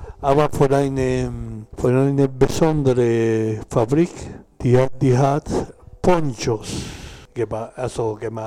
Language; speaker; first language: German; non-native, learner; Spanish